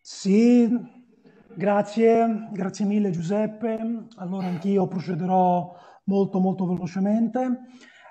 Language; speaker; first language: Italian; native; Italian